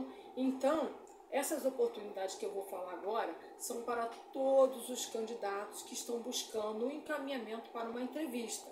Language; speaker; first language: Portuguese; native; Portuguese